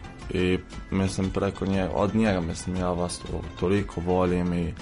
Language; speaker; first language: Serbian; non-native, fluent; Arabic